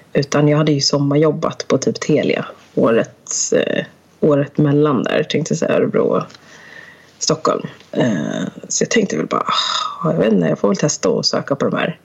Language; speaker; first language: Swedish; early bilingual, other home language; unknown